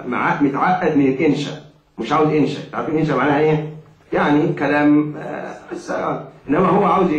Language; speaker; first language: Arabic; native; Arabic